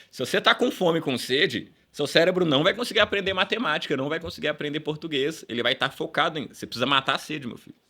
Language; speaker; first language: Portuguese; early bilingual, other home language; Upper Guinea Crioulo